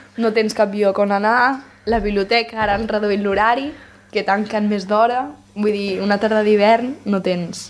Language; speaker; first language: Catalan; native; Catalan